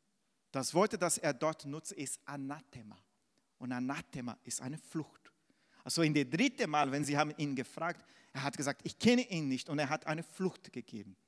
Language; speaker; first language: German; non-native, fluent; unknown